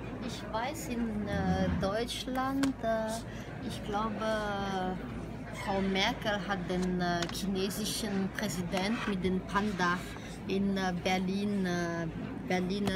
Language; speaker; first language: German; non-native, fluent; French